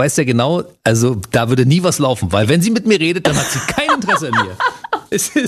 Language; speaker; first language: German; native; German